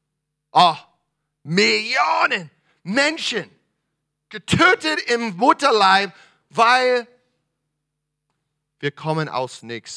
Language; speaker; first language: German; non-native, fluent; English